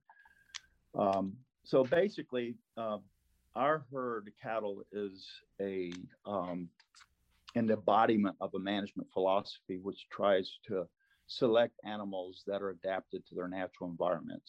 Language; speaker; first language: English; non-native, fluent; Spanish